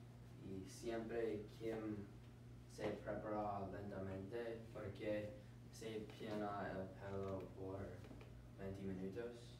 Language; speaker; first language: Spanish; non-native, learner; English